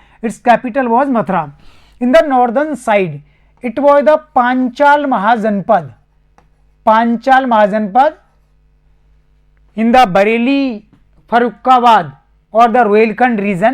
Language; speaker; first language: English; non-native, local second language; Hindi